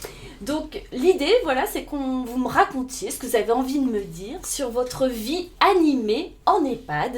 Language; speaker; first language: French; native; French